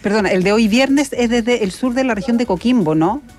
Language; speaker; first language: Spanish; native; Spanish